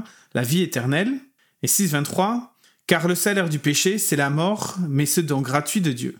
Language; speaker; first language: French; native; French